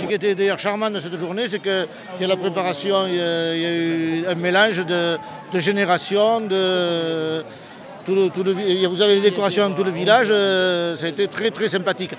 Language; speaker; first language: French; native; French